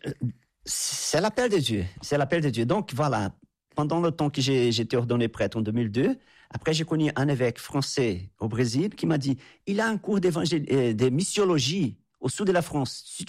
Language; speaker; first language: French; non-native, fluent; Portuguese